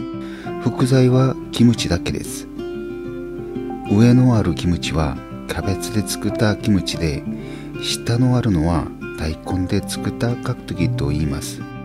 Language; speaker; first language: Japanese; non-native, learner; Korean